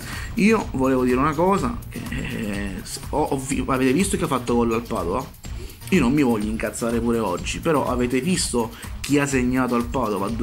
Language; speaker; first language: Italian; native; Italian